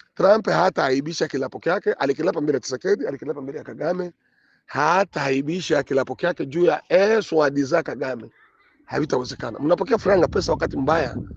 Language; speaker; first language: Swahili; native; Swahili